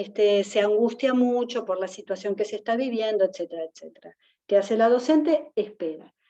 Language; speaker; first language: Spanish; native; Spanish